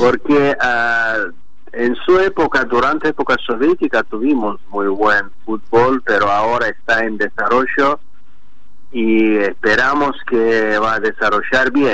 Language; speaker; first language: Spanish; non-native, learner; Azerbaijani